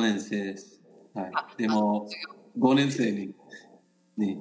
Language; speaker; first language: Japanese; non-native, learner; English